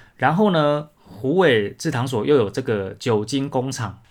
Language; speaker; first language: Chinese; native; Chinese